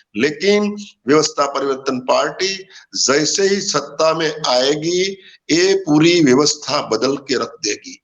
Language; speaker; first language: Hindi; non-native, local second language; Gujarati